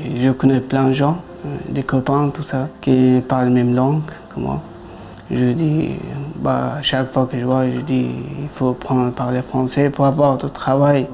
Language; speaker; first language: French; non-native, learner; Persian